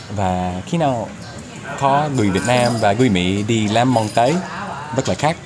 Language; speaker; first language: Vietnamese; non-native, learner; English